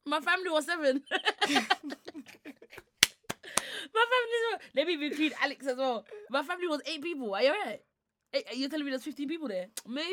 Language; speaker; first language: English; non-native, local second language; Yoruba